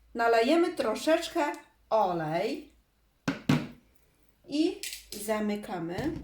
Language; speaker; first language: Polish; non-native, learner; Chinese